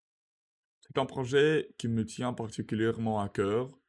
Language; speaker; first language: French; non-native, learner; Russian